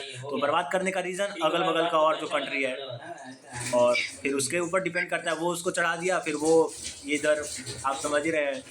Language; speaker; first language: Hindi; native; Hindi